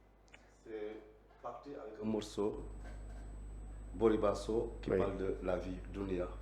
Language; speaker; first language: French; non-native, local second language; Mandingo